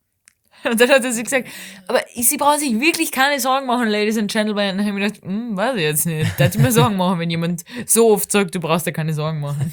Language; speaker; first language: German; native; German